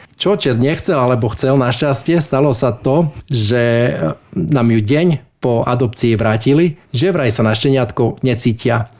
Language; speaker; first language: Slovak; native; Slovak